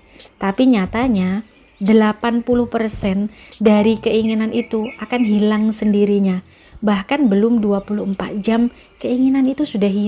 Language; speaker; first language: Indonesian; native; Indonesian